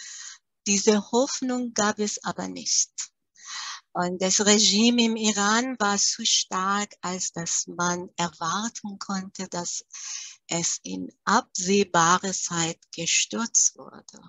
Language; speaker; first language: German; early bilingual, other home language; Persian